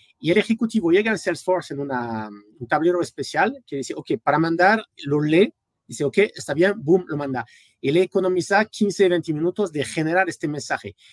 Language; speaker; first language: Spanish; non-native, fluent; French